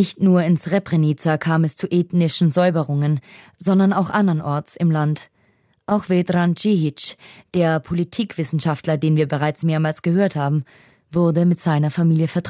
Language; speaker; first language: German; native; German